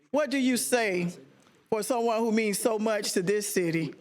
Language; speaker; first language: English; native; English